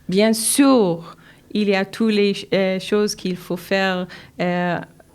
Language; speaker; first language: French; non-native, learner; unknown